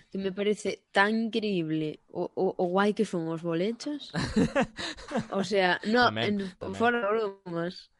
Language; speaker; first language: Galician; non-native, local second language; Spanish